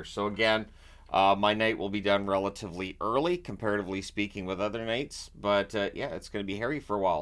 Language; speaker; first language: English; native; English